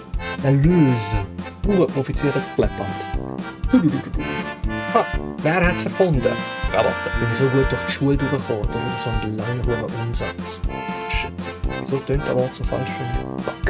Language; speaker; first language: German; native; German